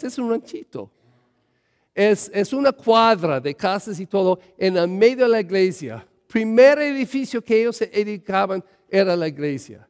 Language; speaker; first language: Spanish; early bilingual, heritage; English